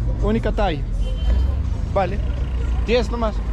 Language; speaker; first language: Spanish; non-native, learner; Danish